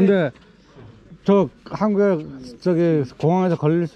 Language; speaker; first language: Korean; native; Korean